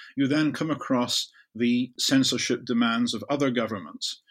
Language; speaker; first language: English; native; English